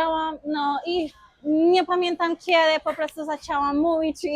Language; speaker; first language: Polish; non-native, fluent; Spanish